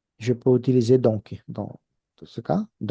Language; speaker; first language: French; non-native, fluent; Portuguese